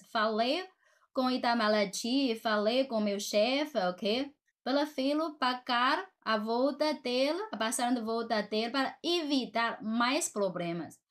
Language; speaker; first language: Portuguese; non-native, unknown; Chinese